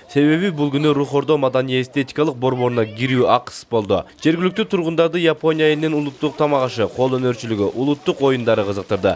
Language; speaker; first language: Kyrgyz; native; Kyrgyz